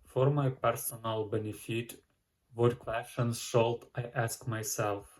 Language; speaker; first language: English; non-native, learner; Ukrainian